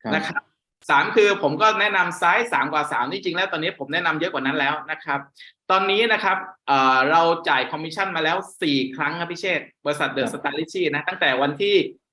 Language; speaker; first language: Thai; native; Thai